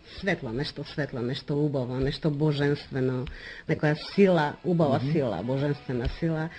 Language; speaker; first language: Macedonian; non-native, fluent; Armenian